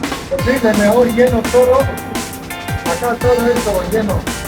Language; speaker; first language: Spanish; non-native, learner; English